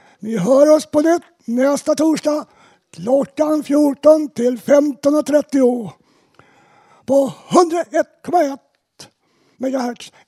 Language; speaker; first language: Swedish; native; Swedish